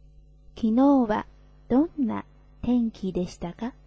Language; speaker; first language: Japanese; non-native, fluent; Chinese